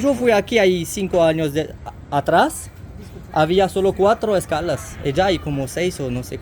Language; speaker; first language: Spanish; non-native, learner; French